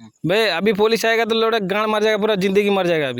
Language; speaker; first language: Hindi; non-native, local second language; Bangla